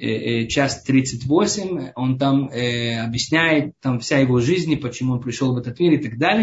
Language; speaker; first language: Russian; early bilingual, heritage; Hebrew